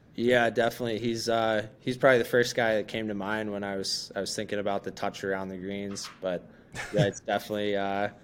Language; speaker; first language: English; native; English